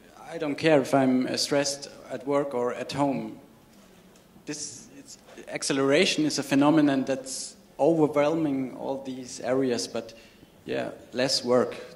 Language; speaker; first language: English; non-native, learner; German